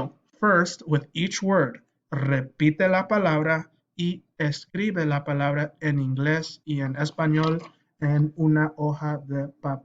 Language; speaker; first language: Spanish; non-native, fluent; English